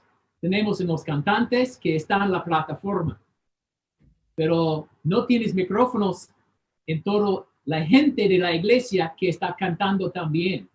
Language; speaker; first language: Spanish; non-native, fluent; English